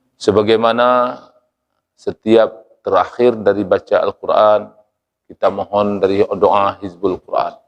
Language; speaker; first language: Malay; native; Malay